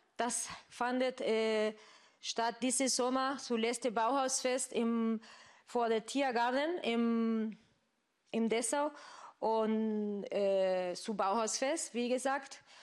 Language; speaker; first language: German; non-native, fluent; Spanish